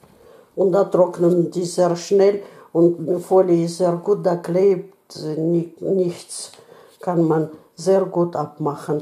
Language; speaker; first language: German; non-native, learner; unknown